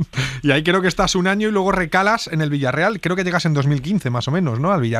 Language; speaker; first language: Spanish; native; Spanish